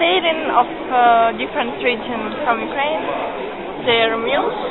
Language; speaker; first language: English; non-native, learner; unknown